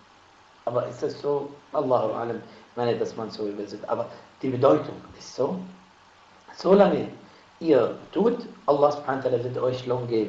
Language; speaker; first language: German; non-native, fluent; Arabic